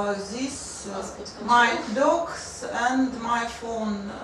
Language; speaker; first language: English; non-native, learner; Russian